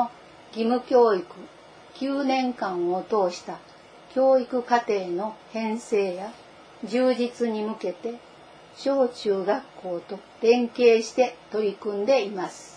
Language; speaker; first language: Japanese; native; Japanese